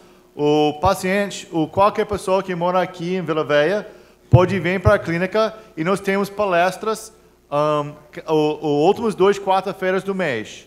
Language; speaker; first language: Portuguese; non-native, fluent; English